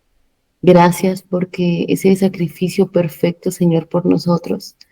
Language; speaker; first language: Spanish; native; Spanish